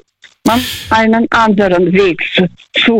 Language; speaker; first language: German; non-native, fluent; Russian